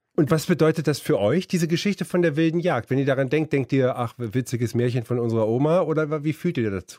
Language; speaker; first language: German; native; German